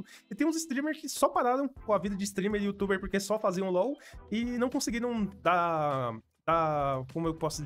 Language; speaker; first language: Portuguese; native; Portuguese